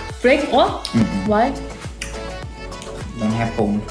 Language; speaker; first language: English; non-native, learner; Thai